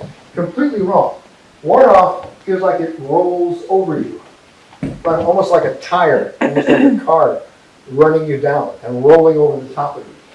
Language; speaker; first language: English; native; English